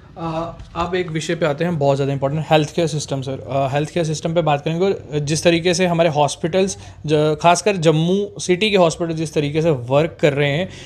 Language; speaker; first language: Hindi; non-native, local second language; Dogri